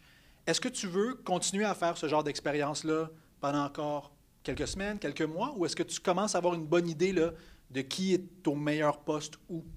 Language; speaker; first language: French; native; French